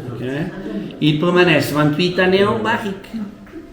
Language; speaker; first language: French; non-native, learner; Portuguese